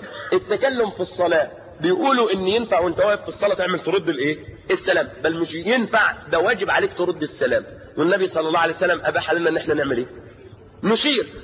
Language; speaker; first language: Arabic; native; Arabic